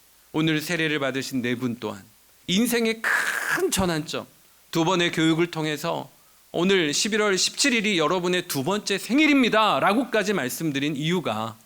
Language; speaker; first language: Korean; native; Korean